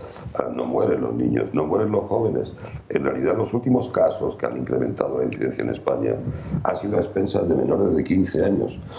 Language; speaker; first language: Spanish; native; Spanish